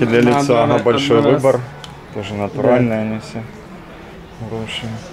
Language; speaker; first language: Russian; native; Russian